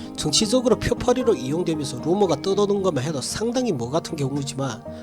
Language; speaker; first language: Korean; early bilingual, heritage; Korean